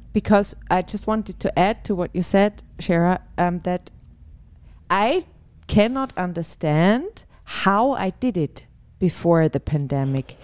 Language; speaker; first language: English; non-native, fluent; German